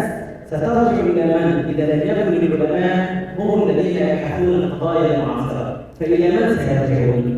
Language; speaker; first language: Arabic; native; Arabic